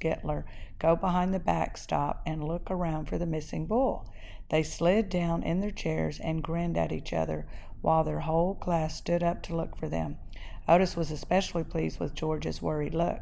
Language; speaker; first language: English; native; English